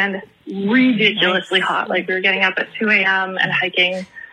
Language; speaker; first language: English; native; English